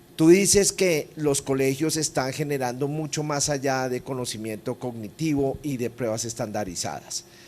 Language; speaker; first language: Spanish; native; Spanish